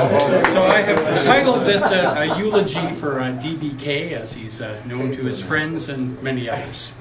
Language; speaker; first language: English; native; English